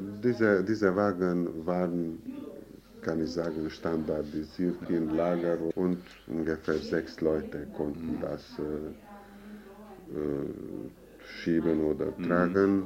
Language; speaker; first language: German; non-native, fluent; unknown